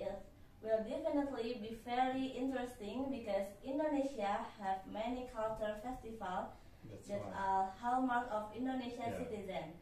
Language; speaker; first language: English; non-native, learner; Indonesian